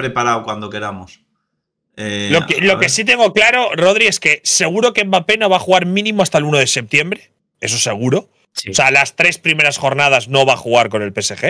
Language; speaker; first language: Spanish; native; Spanish